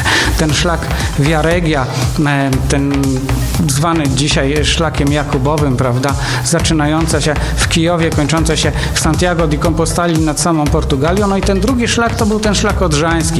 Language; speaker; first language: Polish; native; Polish